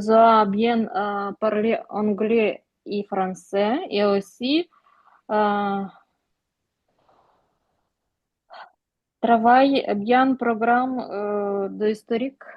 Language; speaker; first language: French; non-native, learner; Ukrainian